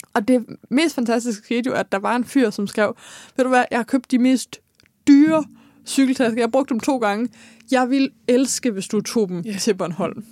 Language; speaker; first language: Danish; native; Danish